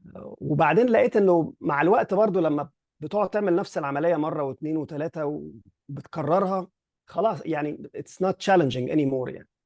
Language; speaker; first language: Egyptian Arabic; early bilingual, heritage; Arabic